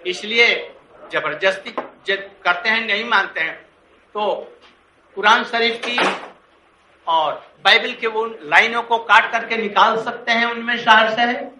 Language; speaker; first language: Hindi; native; Hindi